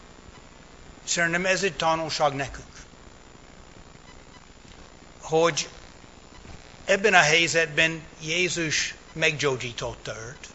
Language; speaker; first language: Hungarian; early bilingual, heritage; English